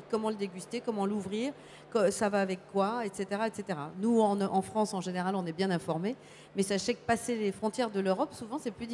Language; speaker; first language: French; native; French